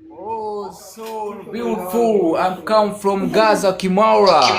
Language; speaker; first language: English; non-native, learner; Swahili